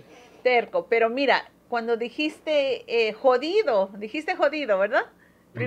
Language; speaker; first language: Spanish; early bilingual, heritage; Spanish